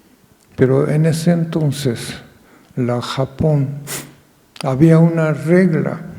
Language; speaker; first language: Spanish; non-native, fluent; Japanese